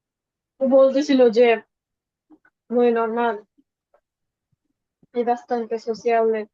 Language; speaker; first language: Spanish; non-native, fluent; Bangla